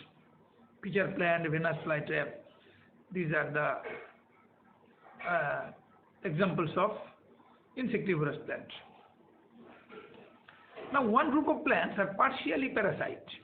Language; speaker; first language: English; non-native, local second language; Bangla